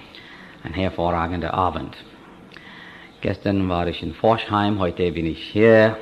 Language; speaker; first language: German; non-native, fluent; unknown